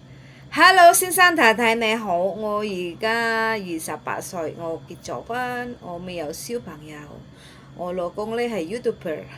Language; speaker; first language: Cantonese; non-native, learner; Indonesian